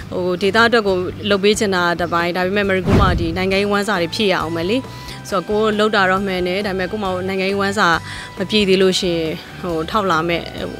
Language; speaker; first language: Burmese; non-native, local second language; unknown